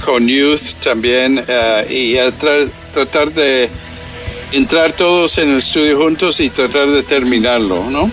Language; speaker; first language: Spanish; early bilingual, heritage; English